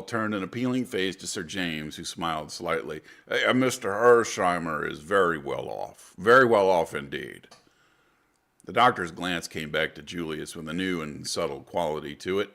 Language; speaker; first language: English; native; English